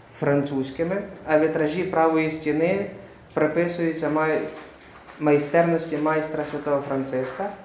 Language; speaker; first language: Ukrainian; native; Ukrainian